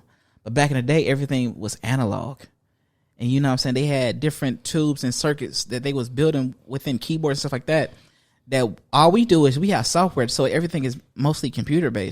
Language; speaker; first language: English; native; English